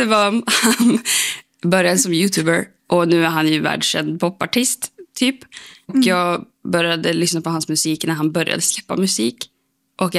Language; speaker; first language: Swedish; native; Swedish